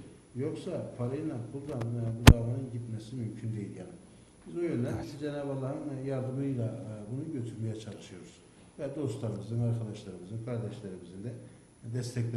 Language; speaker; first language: Turkish; native; Turkish